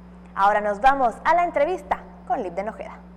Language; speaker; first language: Spanish; native; Spanish